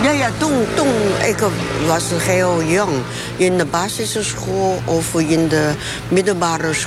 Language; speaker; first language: Dutch; non-native, learner; Chinese